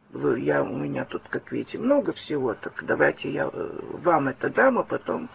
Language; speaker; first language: Russian; early bilingual, heritage; Russian